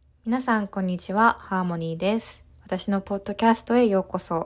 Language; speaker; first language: Japanese; early bilingual, heritage; Japanese